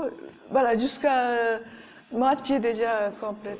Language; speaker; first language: French; non-native, learner; Japanese